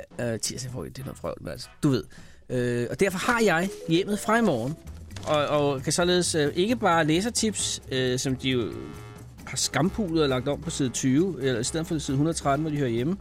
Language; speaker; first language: Danish; native; Danish